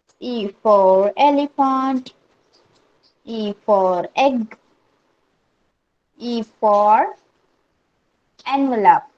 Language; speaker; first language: English; non-native, local second language; Marathi